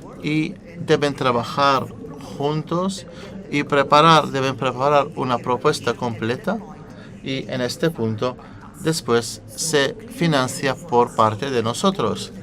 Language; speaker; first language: Spanish; non-native, fluent; Italian